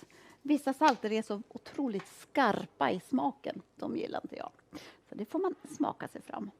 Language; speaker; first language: Swedish; native; Swedish